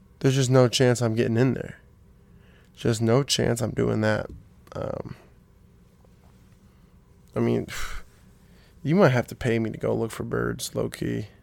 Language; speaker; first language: English; native; English